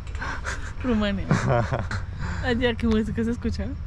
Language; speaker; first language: Spanish; native; Spanish